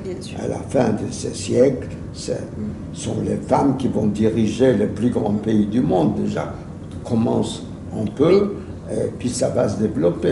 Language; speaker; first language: French; non-native, fluent; Yiddish